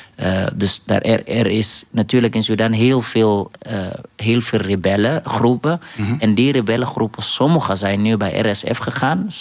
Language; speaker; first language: Dutch; non-native, fluent; Arabic